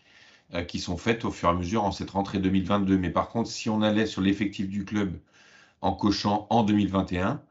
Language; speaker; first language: French; native; French